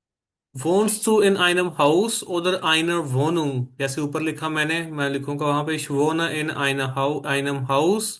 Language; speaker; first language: German; non-native, fluent; Hindi